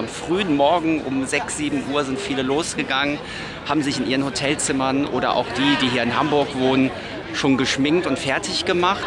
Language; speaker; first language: German; native; German